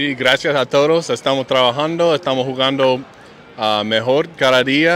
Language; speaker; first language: Spanish; non-native, learner; English